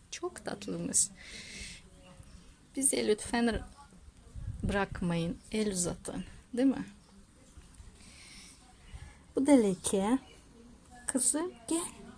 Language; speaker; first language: Turkish; non-native, learner; Russian